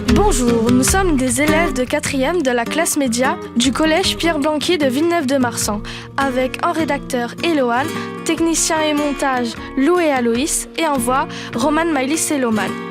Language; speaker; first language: French; native; French